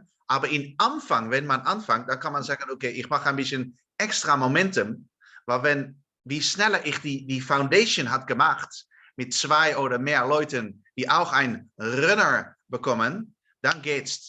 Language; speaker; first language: German; non-native, learner; Dutch